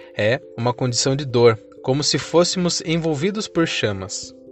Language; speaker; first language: Portuguese; native; Portuguese